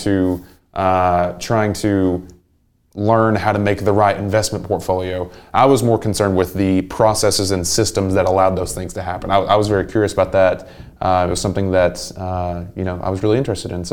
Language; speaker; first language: English; native; English